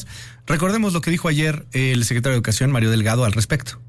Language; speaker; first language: Spanish; native; Spanish